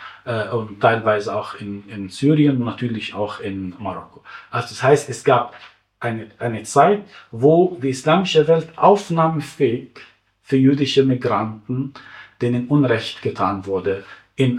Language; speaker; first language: German; non-native, fluent; Arabic